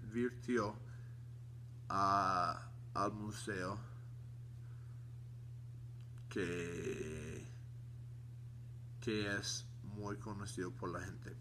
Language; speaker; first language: Spanish; non-native, learner; English